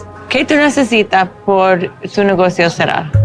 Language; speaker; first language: Spanish; non-native, learner; English